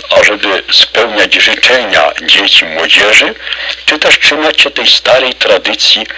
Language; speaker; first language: Polish; native; Polish